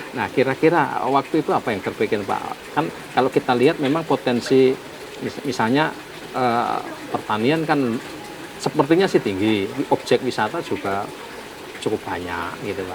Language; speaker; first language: Indonesian; native; Indonesian